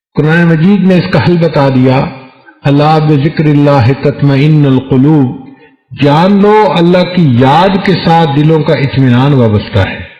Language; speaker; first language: Urdu; non-native, local second language; Punjabi